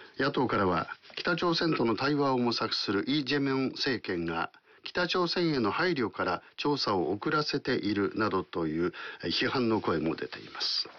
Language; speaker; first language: Japanese; native; Japanese